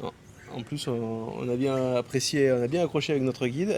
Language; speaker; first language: French; native; French